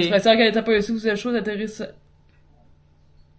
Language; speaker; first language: French; native; French